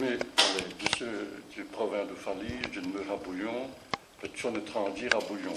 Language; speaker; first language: French; native; French